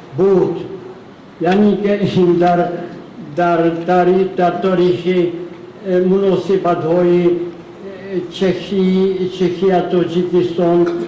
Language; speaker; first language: Tajik; non-native, learner; Czech